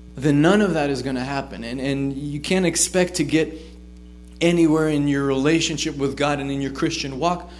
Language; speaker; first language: English; native; English